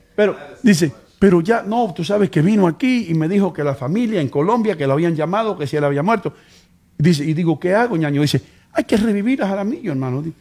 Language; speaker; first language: Spanish; early bilingual, heritage; Spanish